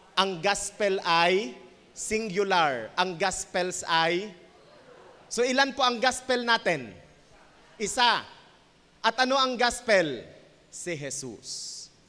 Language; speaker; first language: Filipino; non-native, local second language; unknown